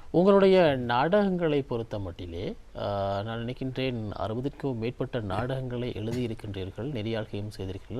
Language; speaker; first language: Tamil; native; Tamil